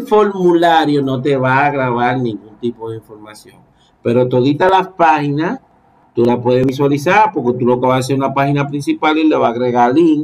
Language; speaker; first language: Spanish; native; Spanish